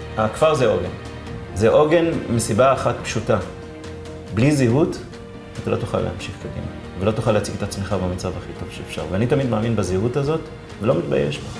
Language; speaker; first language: Hebrew; non-native, local second language; Arabic